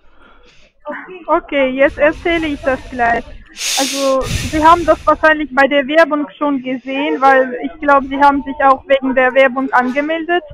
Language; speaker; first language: German; non-native, fluent; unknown